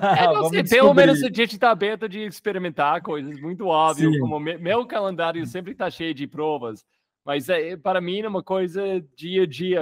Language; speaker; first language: Portuguese; non-native, fluent; English